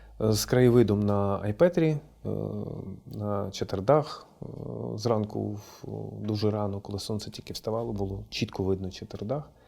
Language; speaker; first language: Ukrainian; non-native, local second language; Russian